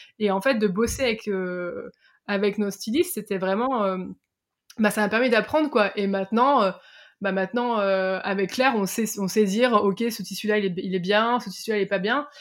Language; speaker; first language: French; native; French